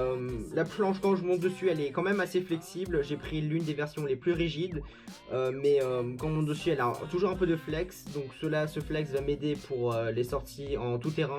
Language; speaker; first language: French; native; French